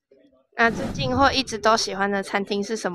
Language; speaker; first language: Chinese; native; Chinese